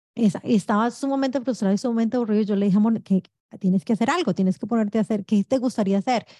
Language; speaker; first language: Spanish; native; Spanish